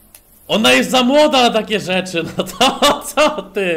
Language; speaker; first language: Polish; native; Polish